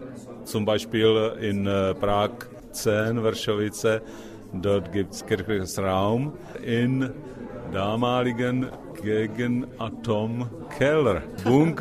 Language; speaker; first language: German; non-native, fluent; Czech